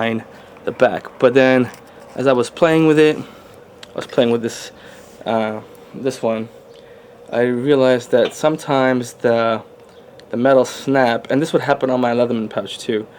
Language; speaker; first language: English; native; English